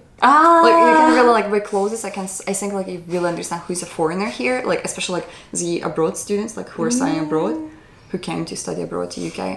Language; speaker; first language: English; non-native, fluent; Russian